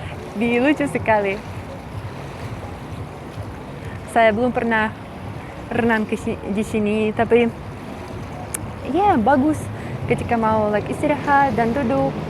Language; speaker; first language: Indonesian; non-native, fluent; Russian